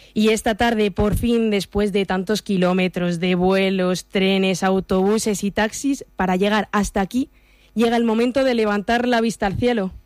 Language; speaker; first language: Spanish; native; Spanish